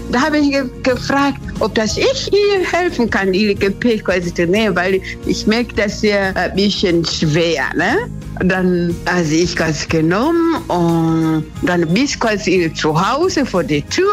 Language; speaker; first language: German; non-native, learner; Swahili